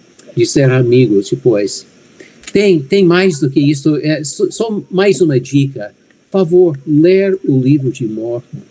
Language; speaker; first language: Portuguese; non-native, fluent; English